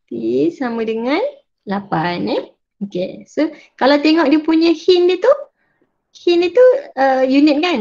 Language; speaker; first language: Malay; native; Malay